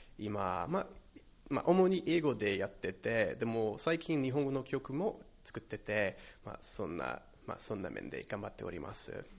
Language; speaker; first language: Japanese; non-native, fluent; English